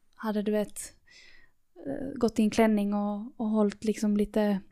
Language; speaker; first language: Swedish; native; Swedish